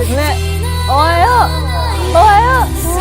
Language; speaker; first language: Korean; non-native, fluent; Japanese